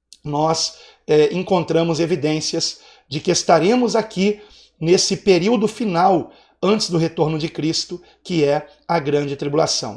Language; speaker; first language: Portuguese; native; Portuguese